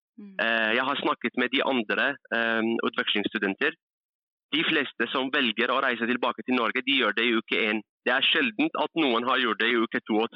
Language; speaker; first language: Norwegian; early bilingual, other home language; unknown